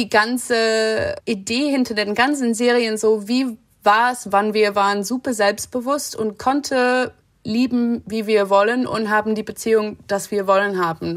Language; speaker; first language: German; non-native, fluent; English